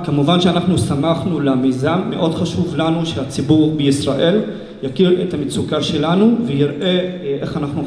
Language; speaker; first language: Hebrew; non-native, local second language; Arabic